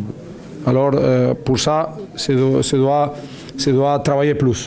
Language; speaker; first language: French; non-native, learner; Spanish